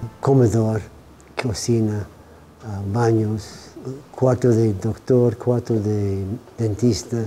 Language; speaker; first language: Spanish; non-native, fluent; English